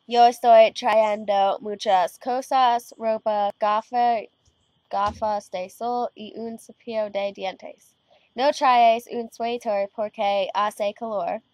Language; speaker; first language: Spanish; non-native, learner; English